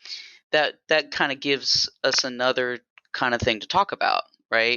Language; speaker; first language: English; native; English